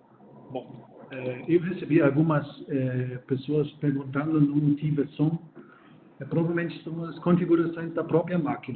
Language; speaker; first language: Portuguese; non-native, fluent; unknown